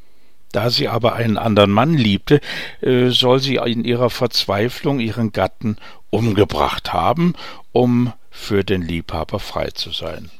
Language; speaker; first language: German; native; German